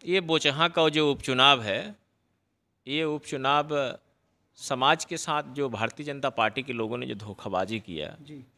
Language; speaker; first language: Hindi; native; Hindi